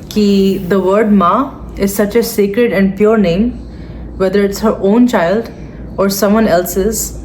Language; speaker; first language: English; non-native, local second language; Hindi